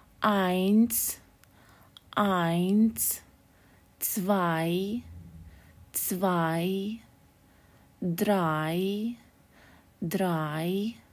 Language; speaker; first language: German; non-native, fluent; Russian